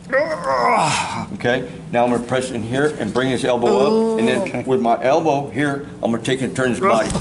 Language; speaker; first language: English; early bilingual, other home language; Spanish